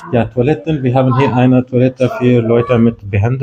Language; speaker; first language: German; non-native, fluent; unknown